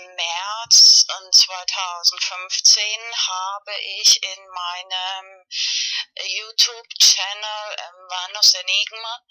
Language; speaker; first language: German; non-native, fluent; Spanish